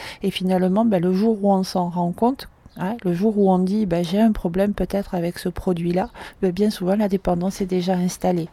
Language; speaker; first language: French; native; French